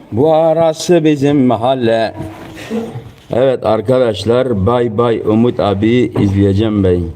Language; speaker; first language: Turkish; non-native, local second language; Kurdish